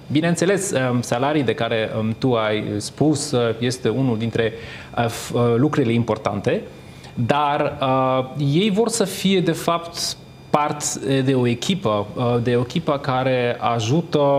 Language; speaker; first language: Romanian; non-native, fluent; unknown